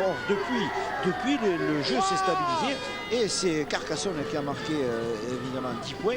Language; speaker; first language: French; native; French